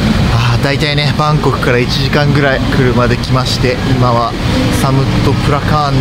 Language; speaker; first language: Japanese; native; Japanese